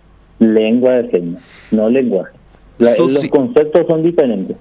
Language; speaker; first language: Spanish; native; Spanish